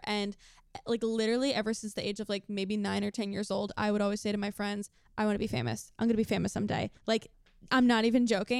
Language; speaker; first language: English; native; English